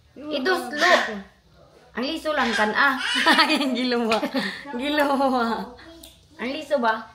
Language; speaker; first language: Filipino; non-native, local second language; Cebuano